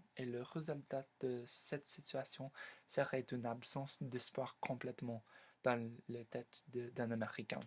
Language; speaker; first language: French; non-native, learner; English